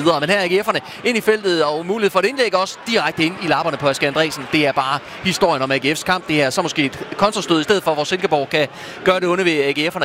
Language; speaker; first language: Danish; native; Danish